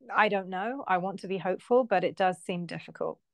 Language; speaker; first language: English; native; English